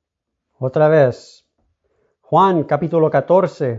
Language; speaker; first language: Spanish; early bilingual, heritage; Spanish